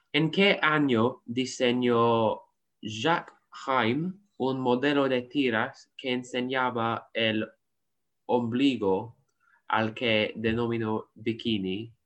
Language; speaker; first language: Spanish; non-native, learner; English